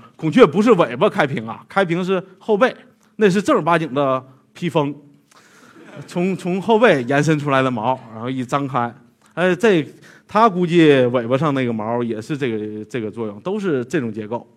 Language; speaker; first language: Chinese; native; Chinese